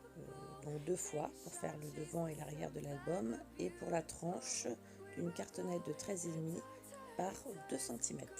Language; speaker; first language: French; native; French